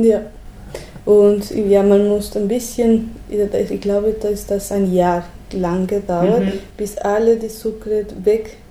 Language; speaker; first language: German; non-native, learner; Spanish